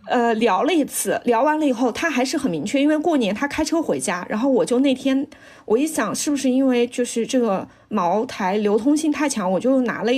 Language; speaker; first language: Chinese; native; Chinese